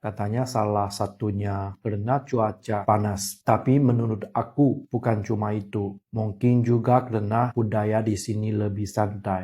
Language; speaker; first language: Indonesian; non-native, fluent; Chinese